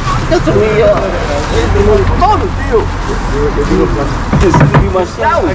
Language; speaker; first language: Spanish; non-native, learner; Filipino